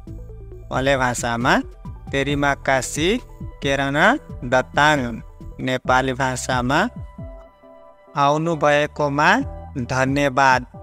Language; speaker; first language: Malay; non-native, learner; Nepali